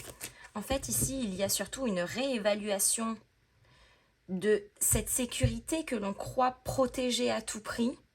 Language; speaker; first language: French; native; French